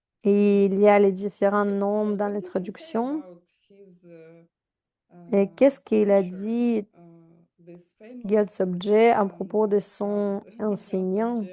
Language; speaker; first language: French; non-native, fluent; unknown